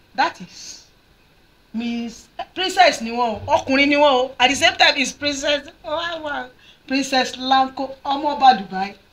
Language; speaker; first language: English; non-native, local second language; Yoruba